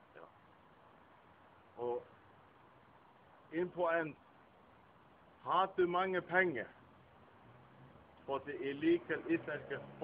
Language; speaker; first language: Danish; non-native, learner; Icelandic